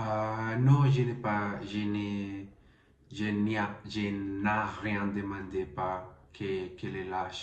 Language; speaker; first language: French; non-native, learner; Spanish